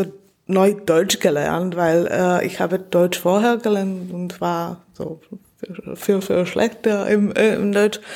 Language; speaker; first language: German; non-native, fluent; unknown